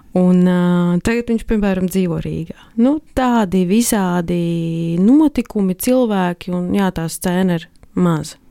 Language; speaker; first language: Latvian; native; Latvian